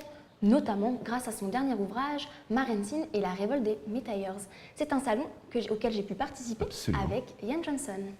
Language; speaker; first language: French; native; French